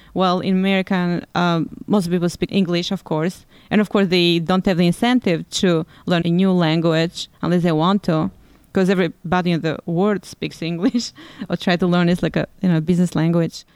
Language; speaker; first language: English; non-native, fluent; Albanian